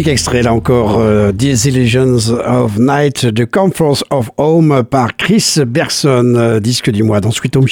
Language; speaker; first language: French; native; French